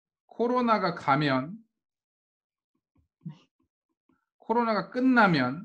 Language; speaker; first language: Korean; non-native, fluent; Spanish